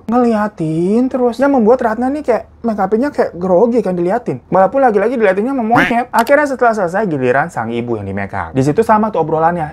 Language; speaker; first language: Indonesian; native; Indonesian